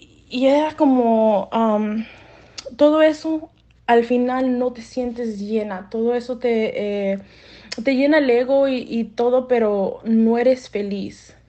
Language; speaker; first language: Spanish; native; Spanish